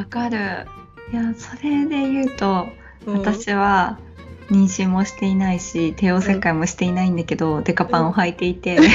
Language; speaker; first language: Japanese; native; Japanese